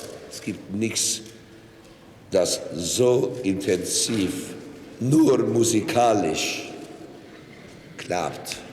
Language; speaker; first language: German; non-native, fluent; English